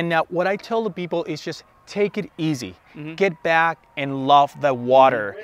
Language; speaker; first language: English; non-native, fluent; Spanish